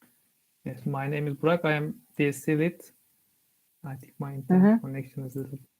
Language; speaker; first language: English; non-native, learner; Turkish